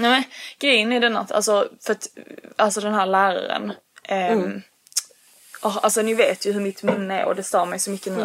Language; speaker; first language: Swedish; early bilingual, other home language; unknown